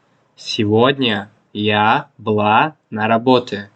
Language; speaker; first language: Russian; non-native, local second language; Tajik